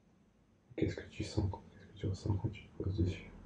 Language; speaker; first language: French; native; French